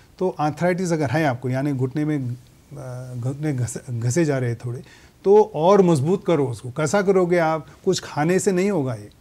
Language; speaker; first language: Hindi; native; Hindi